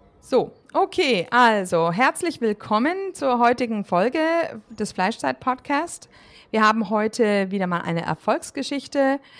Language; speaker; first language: German; native; German